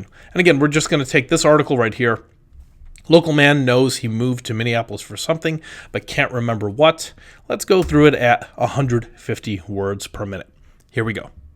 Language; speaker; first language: English; native; English